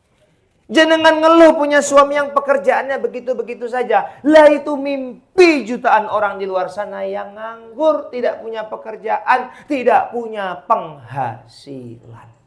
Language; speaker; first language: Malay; non-native, local second language; Javanese